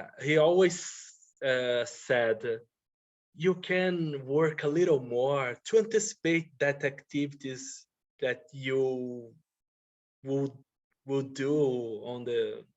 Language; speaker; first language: English; non-native, learner; Portuguese